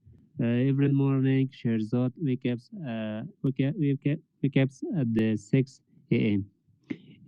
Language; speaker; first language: English; non-native, learner; Persian